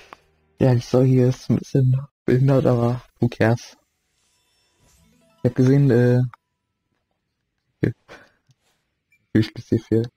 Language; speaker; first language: German; native; German